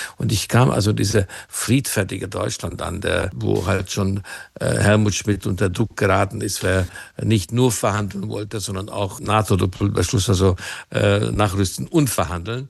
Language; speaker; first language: German; non-native, fluent; Hungarian